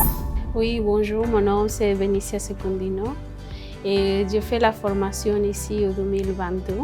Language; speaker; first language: French; non-native, fluent; Spanish